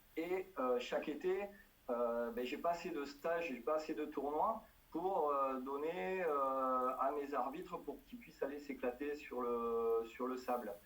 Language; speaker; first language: French; native; French